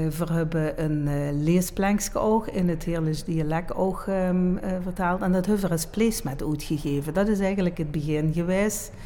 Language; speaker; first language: Dutch; native; Dutch